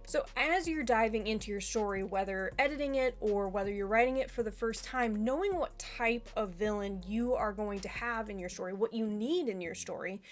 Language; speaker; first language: English; native; English